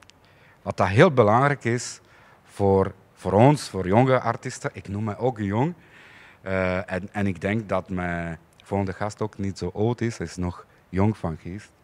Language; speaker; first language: Dutch; non-native, fluent; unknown